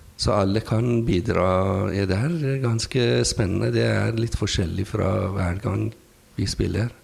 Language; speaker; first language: Norwegian; non-native, fluent; Persian